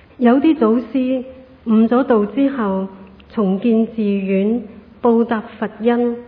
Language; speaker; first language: Chinese; non-native, local second language; Cantonese